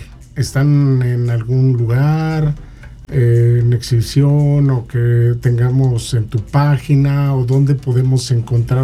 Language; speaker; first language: Spanish; native; Spanish